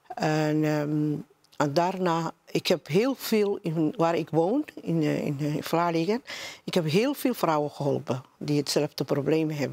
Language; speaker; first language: Dutch; non-native, learner; Somali